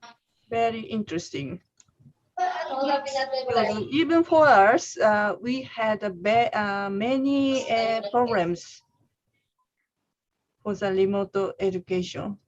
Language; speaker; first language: English; non-native, learner; Japanese